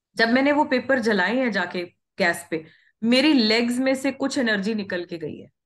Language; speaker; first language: Hindi; non-native, local second language; Punjabi